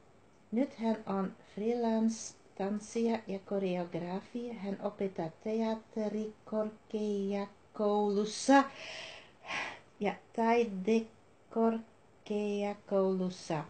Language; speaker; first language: Finnish; non-native, learner; Dutch